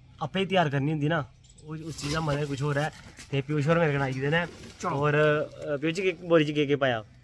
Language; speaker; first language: Punjabi; non-native, local second language; Dogri